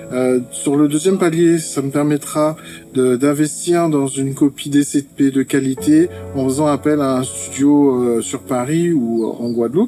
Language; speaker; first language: French; native; French